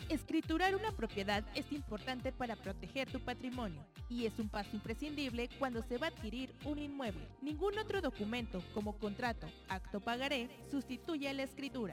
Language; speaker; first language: Spanish; native; Spanish